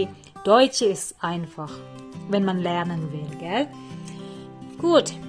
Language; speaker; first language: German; non-native, fluent; Indonesian